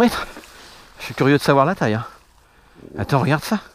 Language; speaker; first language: French; native; French